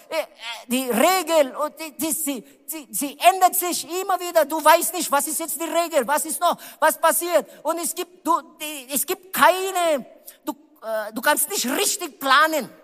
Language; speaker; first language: German; non-native, learner; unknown